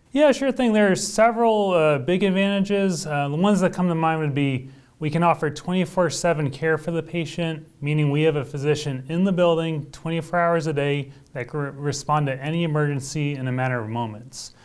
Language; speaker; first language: English; native; English